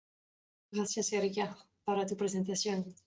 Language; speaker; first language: Spanish; non-native, fluent; French